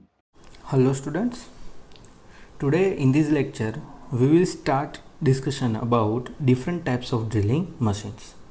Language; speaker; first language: English; non-native, local second language; Gujarati